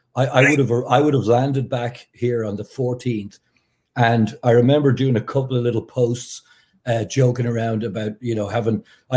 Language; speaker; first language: English; native; English